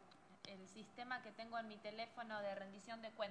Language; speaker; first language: Spanish; native; Spanish